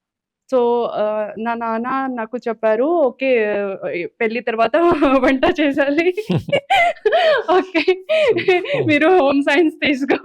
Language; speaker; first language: Telugu; non-native, learner; Hindi